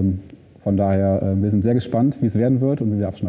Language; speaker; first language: German; native; German